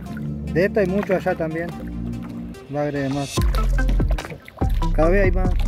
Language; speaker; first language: Spanish; native; Spanish